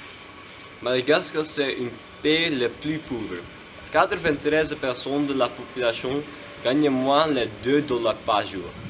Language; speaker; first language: French; non-native, learner; Dutch